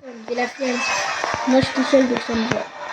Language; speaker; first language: French; native; French